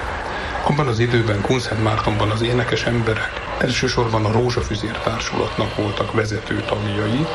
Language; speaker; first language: Hungarian; native; Hungarian